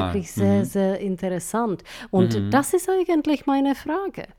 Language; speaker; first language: German; non-native, fluent; Czech